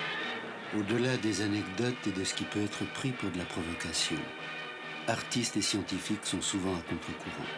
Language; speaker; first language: French; native; French